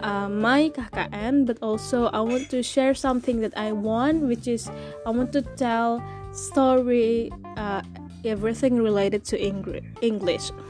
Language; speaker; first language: English; non-native, fluent; Indonesian